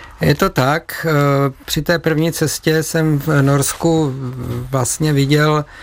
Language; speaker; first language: Czech; native; Czech